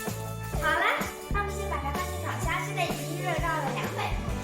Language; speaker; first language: Chinese; early bilingual, heritage; Chinese